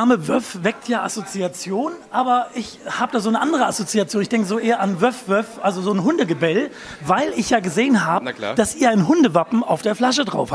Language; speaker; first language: German; native; German